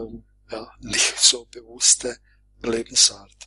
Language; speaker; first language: German; non-native, fluent; Croatian